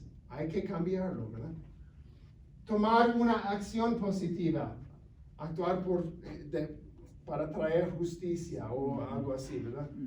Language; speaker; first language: Spanish; non-native, fluent; English